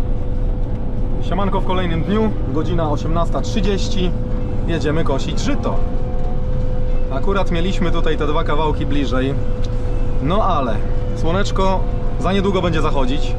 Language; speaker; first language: Polish; native; Polish